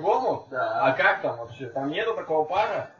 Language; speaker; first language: Russian; native; Russian